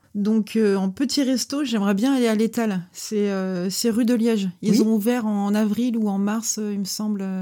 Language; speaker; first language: French; native; French